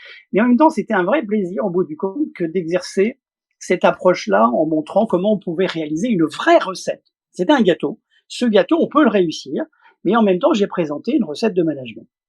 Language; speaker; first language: French; native; French